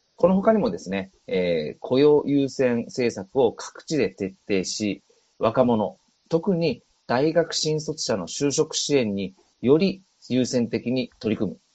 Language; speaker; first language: Japanese; native; Japanese